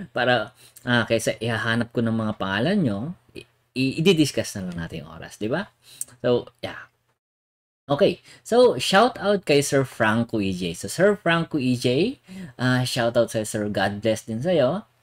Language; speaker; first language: Filipino; native; Filipino